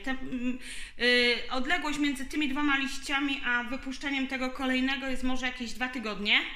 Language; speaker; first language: Polish; native; Polish